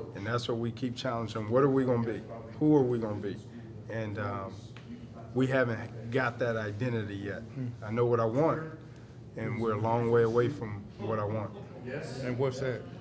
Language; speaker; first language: English; native; English